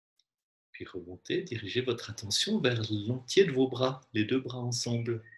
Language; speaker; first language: French; native; French